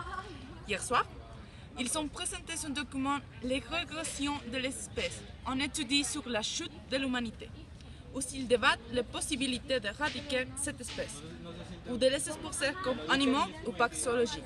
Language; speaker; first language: French; non-native, learner; Spanish